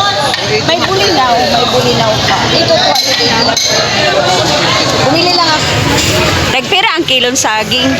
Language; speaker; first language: Filipino; non-native, local second language; Waray